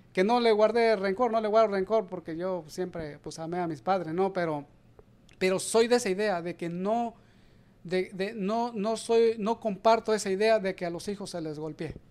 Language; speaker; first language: Spanish; native; Spanish